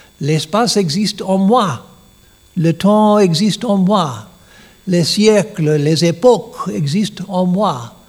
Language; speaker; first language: French; non-native, learner; English